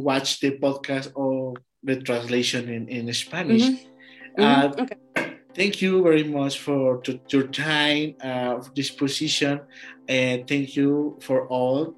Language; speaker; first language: English; non-native, learner; Spanish